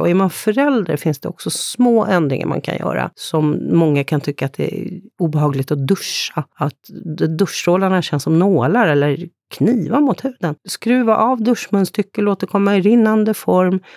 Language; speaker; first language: Swedish; native; Swedish